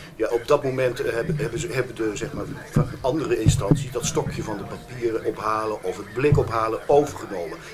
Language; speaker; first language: Dutch; native; Dutch